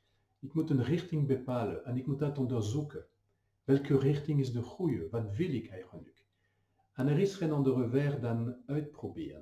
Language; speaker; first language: Dutch; non-native, fluent; French